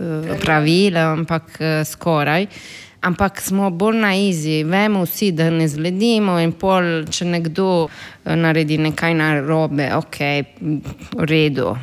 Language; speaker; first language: Slovenian; non-native, fluent; Italian